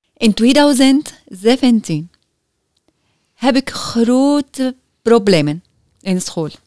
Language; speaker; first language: Dutch; non-native, learner; Arabic